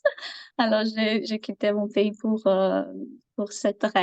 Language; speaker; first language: French; non-native, learner; Persian